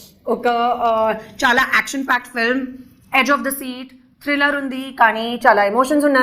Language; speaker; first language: Telugu; non-native, learner; Hindi